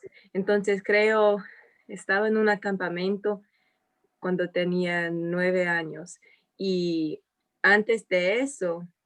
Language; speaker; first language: Spanish; non-native, fluent; English